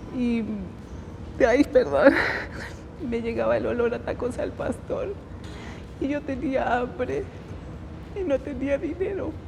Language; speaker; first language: Spanish; native; Spanish